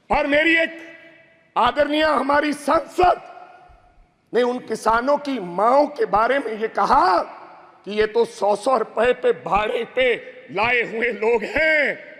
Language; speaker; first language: Hindi; non-native, local second language; Punjabi